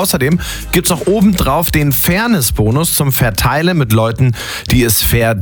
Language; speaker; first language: German; native; German